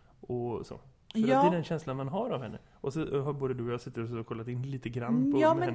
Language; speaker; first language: Swedish; native; Swedish